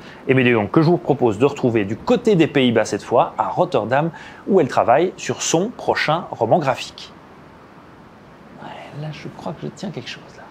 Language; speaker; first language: French; native; French